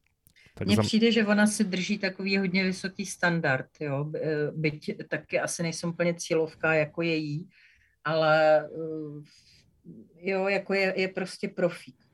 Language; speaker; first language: Czech; native; Czech